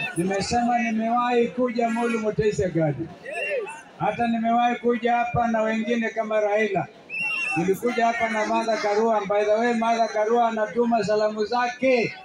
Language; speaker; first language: Swahili; non-native, local second language; Kamba